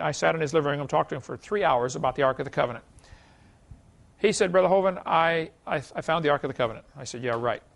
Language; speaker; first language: English; native; English